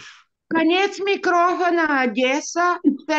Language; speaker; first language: Russian; non-native, learner; Italian